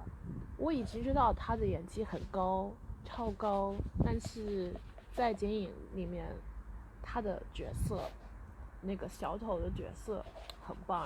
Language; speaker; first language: Chinese; early bilingual, heritage; Chinese